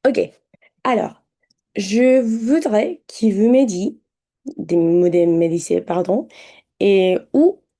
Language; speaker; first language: French; non-native, fluent; Spanish